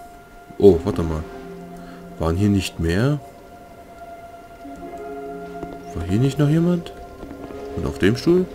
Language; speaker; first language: German; native; German